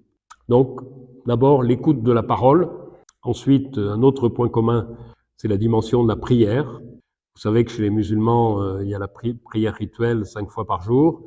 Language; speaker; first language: French; native; French